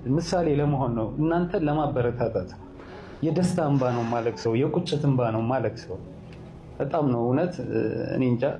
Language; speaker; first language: Amharic; native; Amharic